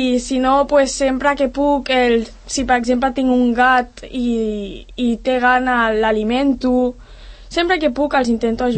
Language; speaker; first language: Catalan; non-native, local second language; Spanish